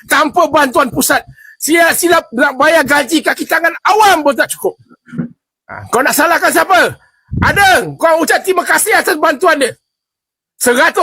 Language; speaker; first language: Malay; native; Malay